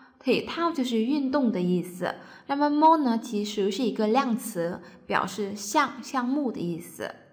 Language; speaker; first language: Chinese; non-native, fluent; Vietnamese